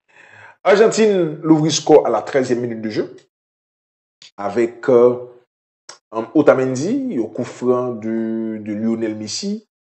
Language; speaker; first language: French; non-native, local second language; Haitian Creole